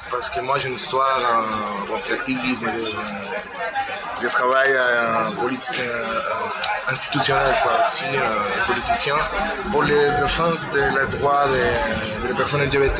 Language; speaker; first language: French; non-native, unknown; Spanish